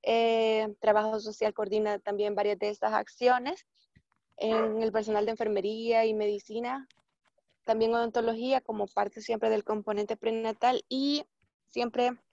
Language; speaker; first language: Spanish; native; Spanish